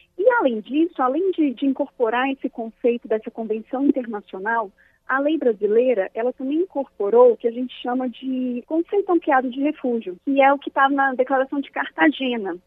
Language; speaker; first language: Portuguese; native; Portuguese